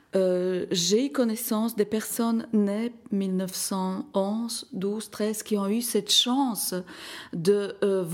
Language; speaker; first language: French; non-native, fluent; Slovak